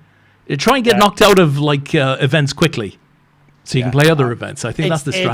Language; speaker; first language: English; native; English